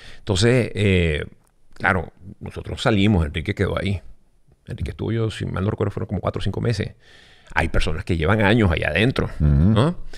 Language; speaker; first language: Spanish; native; Spanish